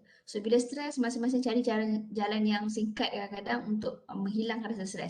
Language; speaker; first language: Malay; native; Malay